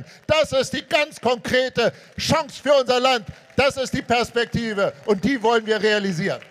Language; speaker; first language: German; native; German